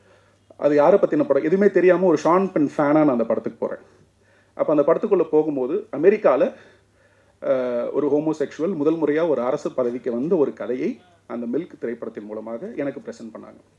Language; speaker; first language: Tamil; native; Tamil